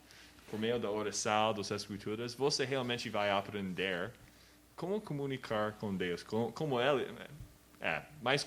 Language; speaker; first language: Portuguese; non-native, learner; English